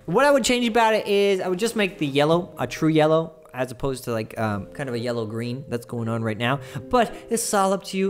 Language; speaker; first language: English; native; English